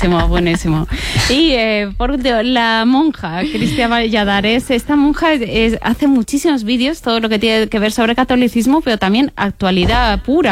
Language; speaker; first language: Spanish; native; Spanish